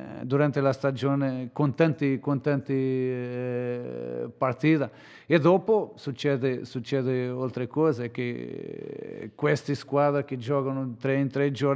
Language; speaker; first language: Italian; non-native, learner; Portuguese